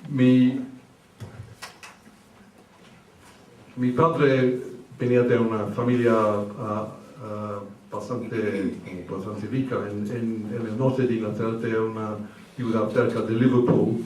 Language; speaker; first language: Spanish; early bilingual, heritage; English